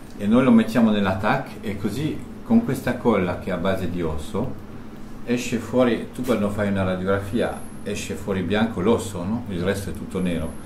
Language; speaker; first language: Italian; early bilingual, heritage; French